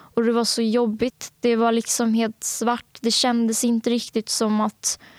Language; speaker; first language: Swedish; early bilingual, other home language; Bangla